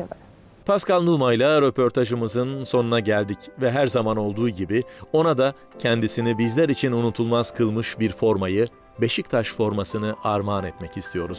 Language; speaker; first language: Turkish; native; Turkish